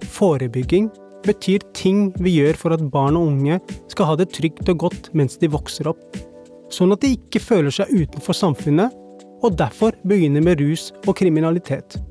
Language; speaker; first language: Norwegian; early bilingual, other home language; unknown